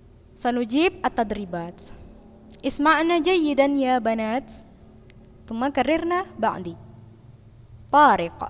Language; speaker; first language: Arabic; non-native, fluent; Indonesian